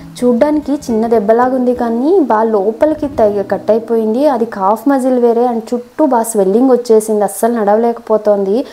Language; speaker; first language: Telugu; non-native, local second language; Kannada